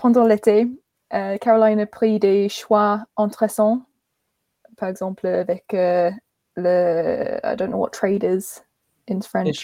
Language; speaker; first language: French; non-native, learner; English